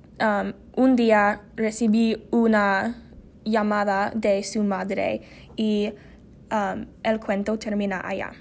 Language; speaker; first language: Spanish; non-native, learner; English